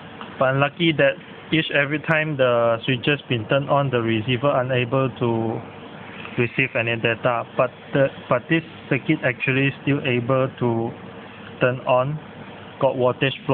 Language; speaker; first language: English; non-native, local second language; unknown